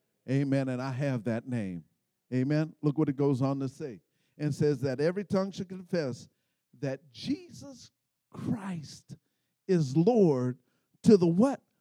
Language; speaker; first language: English; native; English